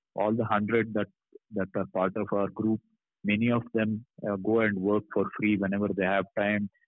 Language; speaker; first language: English; non-native, local second language; Kannada